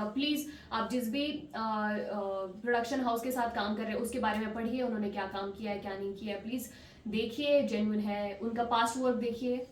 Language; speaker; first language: Hindi; native; Hindi